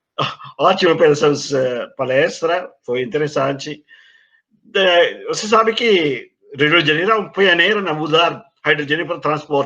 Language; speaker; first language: Portuguese; non-native, fluent; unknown